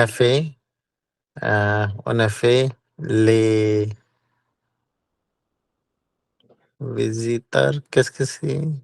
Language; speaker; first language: French; non-native, learner; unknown